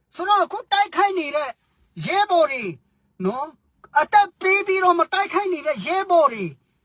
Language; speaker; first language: Burmese; native; Burmese